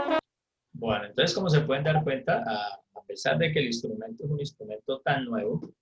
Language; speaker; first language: Spanish; native; Spanish